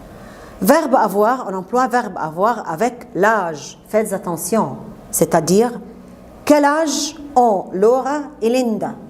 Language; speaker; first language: French; non-native, fluent; Arabic